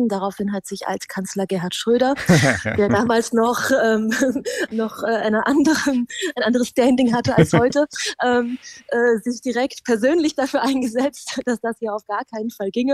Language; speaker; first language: German; native; German